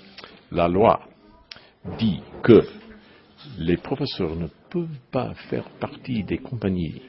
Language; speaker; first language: French; non-native, learner; English